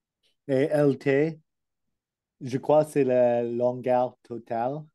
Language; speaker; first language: French; non-native, learner; English